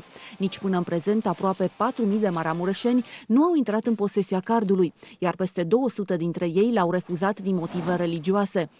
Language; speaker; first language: Romanian; native; Romanian